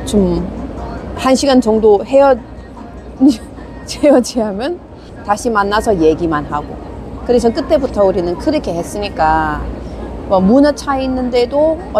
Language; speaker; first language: Korean; non-native, fluent; English